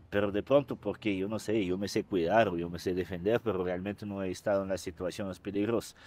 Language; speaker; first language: Spanish; non-native, fluent; Russian